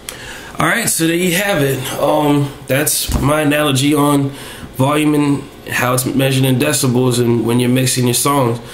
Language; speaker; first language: English; native; English